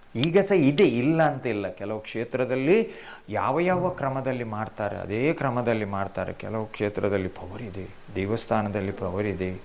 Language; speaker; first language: Kannada; non-native, local second language; Tulu